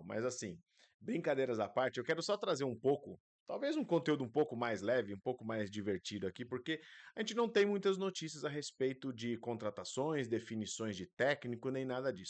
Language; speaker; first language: Portuguese; native; Portuguese